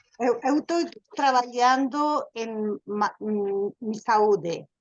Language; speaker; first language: Portuguese; non-native, learner; Spanish